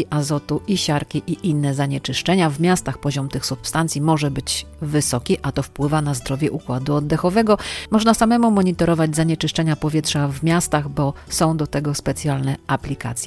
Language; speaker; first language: Polish; native; Polish